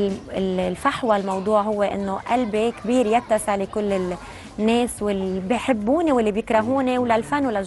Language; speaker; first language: Arabic; native; Arabic